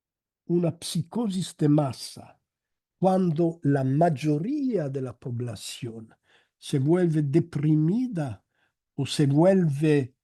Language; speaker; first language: Spanish; non-native, fluent; Italian